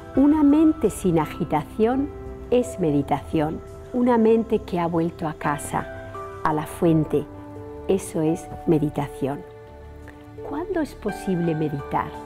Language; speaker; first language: Spanish; native; Spanish